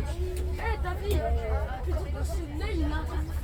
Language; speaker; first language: French; native; French